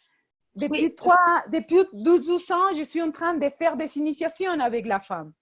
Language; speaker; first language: French; non-native, fluent; Spanish